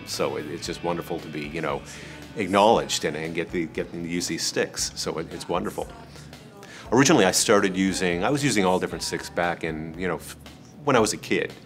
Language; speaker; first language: English; native; English